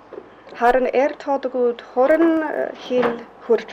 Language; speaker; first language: Mongolian; non-native, fluent; English